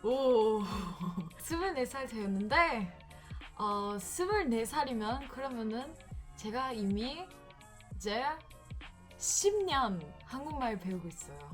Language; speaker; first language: Korean; non-native, fluent; English